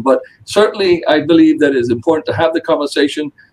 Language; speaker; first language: English; early bilingual, other home language; Spanish